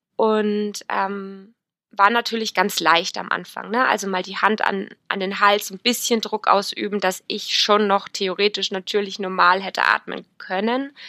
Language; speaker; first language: German; native; German